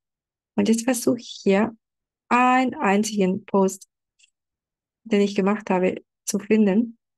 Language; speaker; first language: German; non-native, fluent; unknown